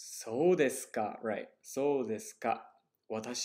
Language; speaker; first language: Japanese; non-native, fluent; English